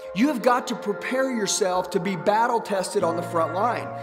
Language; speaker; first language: English; native; English